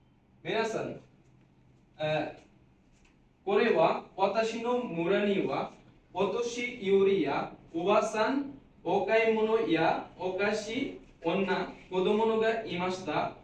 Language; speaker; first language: Japanese; non-native, learner; Bangla